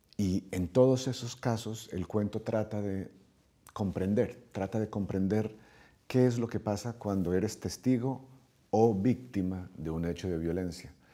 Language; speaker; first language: Spanish; native; Spanish